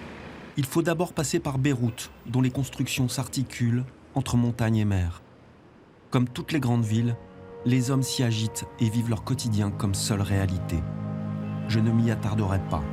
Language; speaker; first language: French; native; French